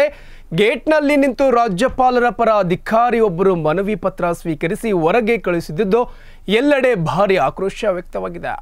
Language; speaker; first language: Kannada; native; Kannada